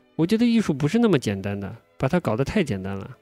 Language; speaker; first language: Chinese; native; Chinese